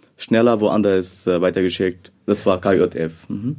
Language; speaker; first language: German; non-native, fluent; Bangla